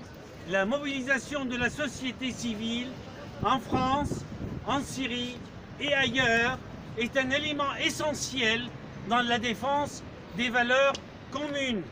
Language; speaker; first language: French; non-native, fluent; Arabic